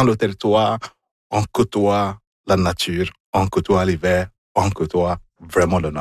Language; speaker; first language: French; non-native, fluent; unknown